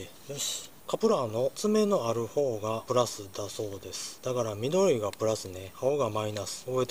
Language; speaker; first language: Japanese; native; Japanese